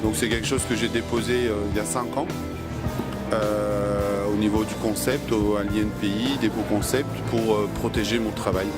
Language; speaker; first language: French; native; French